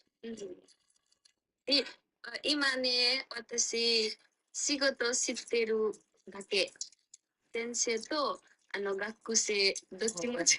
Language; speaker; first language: Japanese; non-native, fluent; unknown